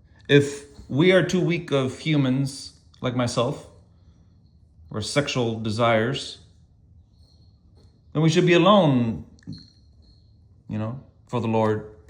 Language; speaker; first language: English; native; English